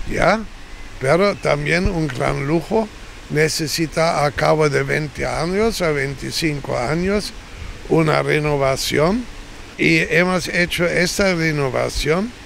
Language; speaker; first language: Spanish; non-native, fluent; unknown